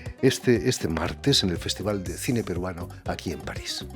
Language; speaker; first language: Spanish; native; Spanish